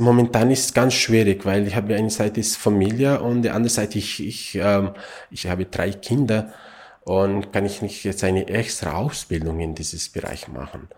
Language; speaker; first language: German; non-native, learner; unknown